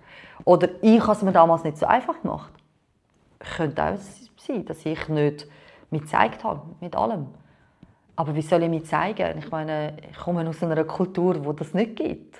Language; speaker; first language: German; non-native, fluent; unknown